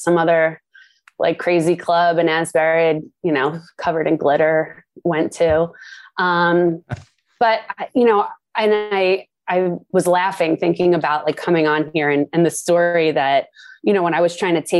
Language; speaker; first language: English; native; English